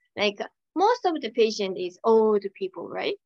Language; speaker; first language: English; non-native, learner; Japanese